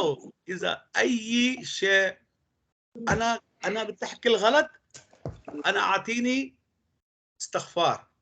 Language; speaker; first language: Arabic; non-native, learner; Urdu